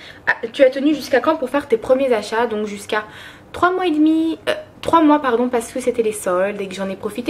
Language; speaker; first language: French; early bilingual, other home language; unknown